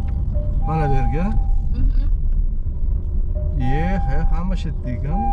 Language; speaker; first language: Turkish; non-native, learner; Uzbek